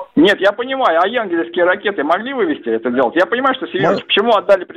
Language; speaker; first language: Russian; native; Russian